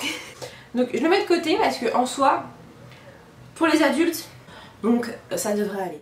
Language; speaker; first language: French; native; French